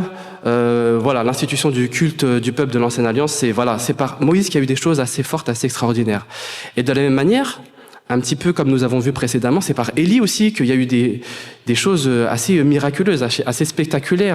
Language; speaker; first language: French; native; French